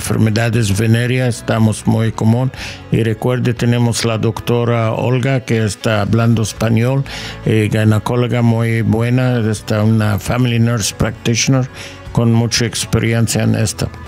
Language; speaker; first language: Spanish; non-native, learner; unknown